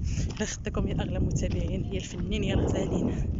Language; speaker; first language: Arabic; native; Arabic